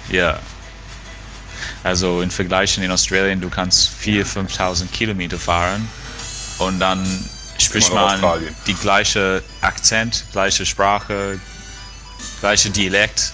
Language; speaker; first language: German; non-native, fluent; English